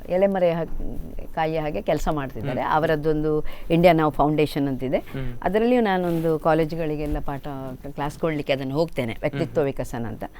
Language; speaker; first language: Kannada; non-native, local second language; Tulu